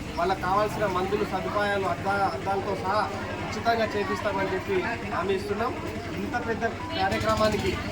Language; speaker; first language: Telugu; native; Telugu